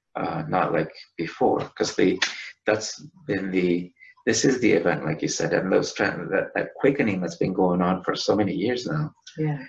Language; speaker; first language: English; native; English